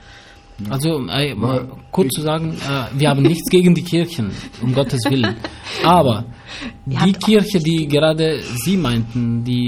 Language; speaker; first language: German; early bilingual, other home language; Albanian